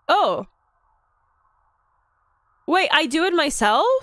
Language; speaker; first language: English; non-native, fluent; Polish